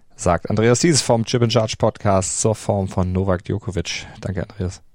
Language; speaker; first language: German; native; German